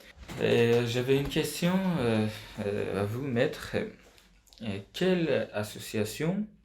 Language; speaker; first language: French; non-native, fluent; Persian